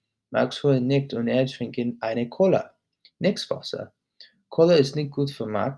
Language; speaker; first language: German; non-native, learner; English